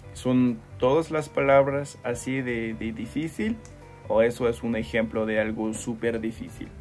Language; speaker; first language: Spanish; non-native, fluent; English